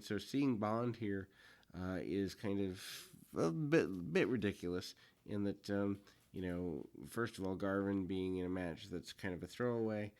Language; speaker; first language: English; native; English